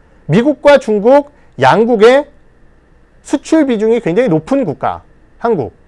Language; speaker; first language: Korean; native; Korean